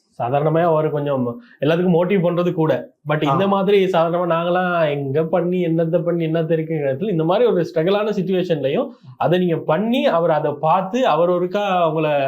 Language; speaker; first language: Tamil; native; Tamil